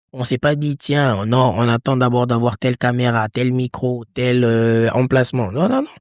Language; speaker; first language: French; non-native, local second language; Lingala